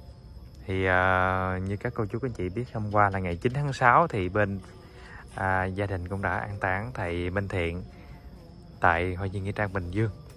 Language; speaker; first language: Vietnamese; native; Vietnamese